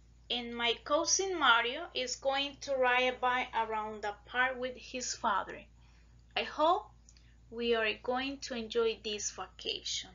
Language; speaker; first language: English; non-native, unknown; Spanish